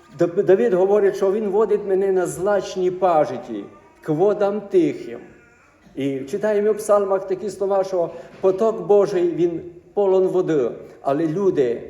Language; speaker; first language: Ukrainian; native; Ukrainian